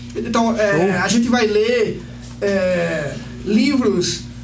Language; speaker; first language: Portuguese; native; Portuguese